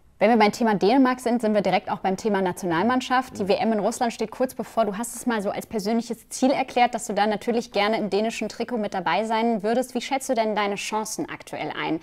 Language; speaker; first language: German; native; German